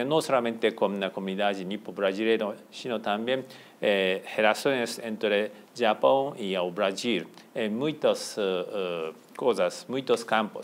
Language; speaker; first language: Portuguese; non-native, fluent; Japanese